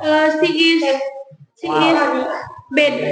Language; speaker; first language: English; non-native, learner; Indonesian